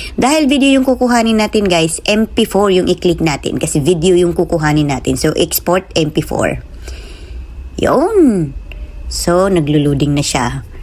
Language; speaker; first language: Filipino; non-native, local second language; Cebuano